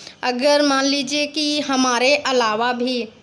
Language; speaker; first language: Hindi; native; Hindi